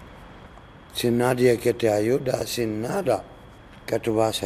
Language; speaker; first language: Spanish; non-native, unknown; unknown